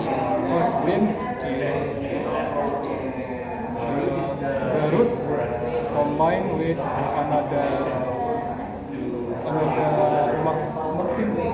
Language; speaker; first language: English; non-native, learner; Indonesian